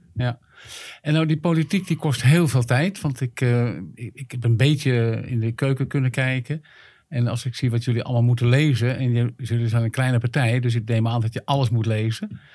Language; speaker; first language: Dutch; native; Dutch